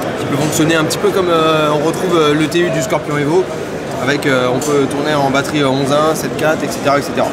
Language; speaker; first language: French; native; French